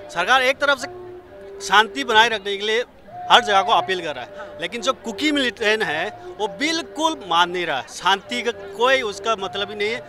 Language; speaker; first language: Hindi; non-native, local second language; Manipuri